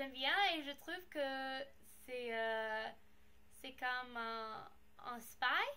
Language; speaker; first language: French; non-native, learner; English